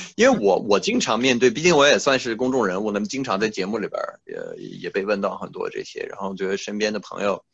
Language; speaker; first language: Chinese; non-native, fluent; French